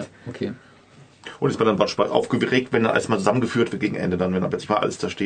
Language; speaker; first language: German; native; German